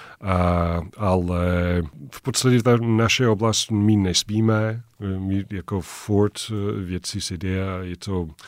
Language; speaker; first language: Czech; non-native, fluent; English